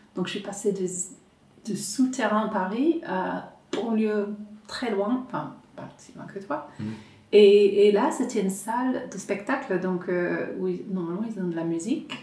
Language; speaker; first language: French; non-native, fluent; English